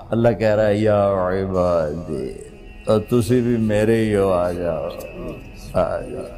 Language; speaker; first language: Urdu; non-native, local second language; Punjabi